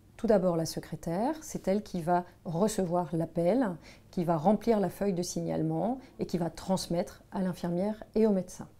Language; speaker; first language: French; native; French